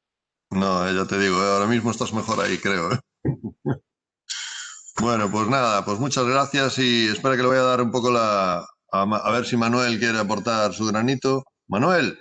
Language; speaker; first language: Spanish; native; Spanish